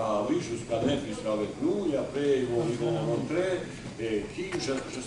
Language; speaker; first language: French; non-native, fluent; Bosnian